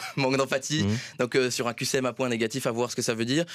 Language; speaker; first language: French; native; French